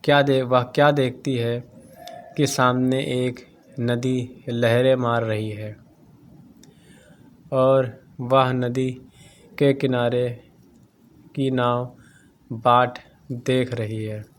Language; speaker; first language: Hindi; native; Hindi